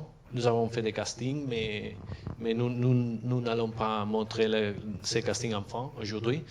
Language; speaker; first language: French; non-native, fluent; Catalan